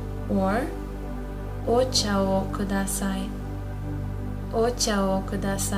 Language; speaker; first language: Japanese; non-native, fluent; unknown